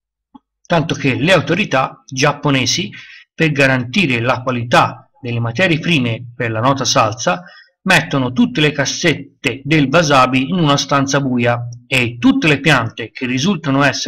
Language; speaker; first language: Italian; native; Italian